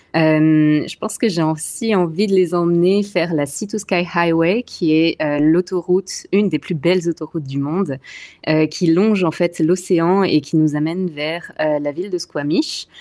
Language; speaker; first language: French; native; French